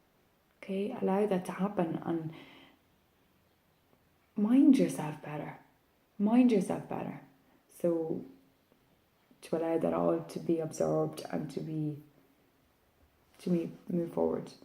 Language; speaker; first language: English; native; English